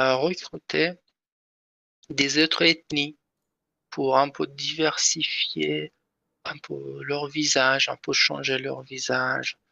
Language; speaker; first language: French; non-native, learner; Persian